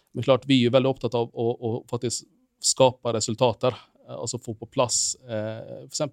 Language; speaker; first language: Norwegian; non-native, fluent; Finnish